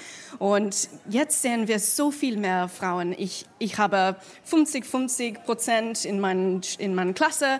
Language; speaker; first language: German; non-native, learner; English